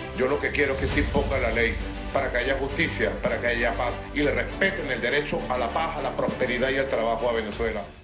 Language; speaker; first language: Spanish; native; Spanish